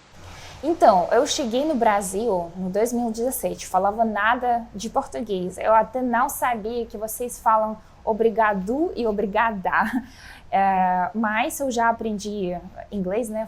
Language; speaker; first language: Portuguese; non-native, fluent; Russian